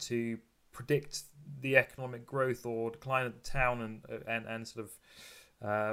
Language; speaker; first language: English; native; English